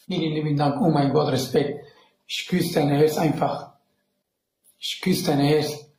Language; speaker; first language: German; non-native, learner; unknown